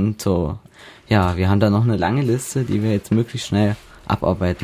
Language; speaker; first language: German; native; German